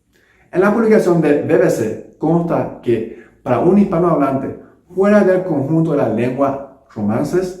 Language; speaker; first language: Spanish; non-native, local second language; Japanese